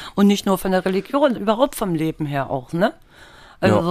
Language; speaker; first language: German; native; German